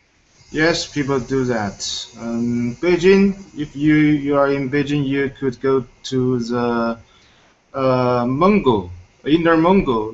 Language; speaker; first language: English; non-native, fluent; Chinese